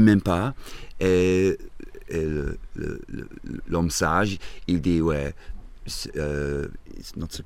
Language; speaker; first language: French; non-native, fluent; English